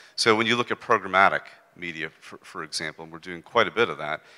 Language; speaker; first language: English; native; English